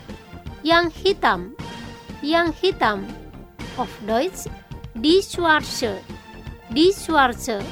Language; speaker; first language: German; non-native, fluent; Indonesian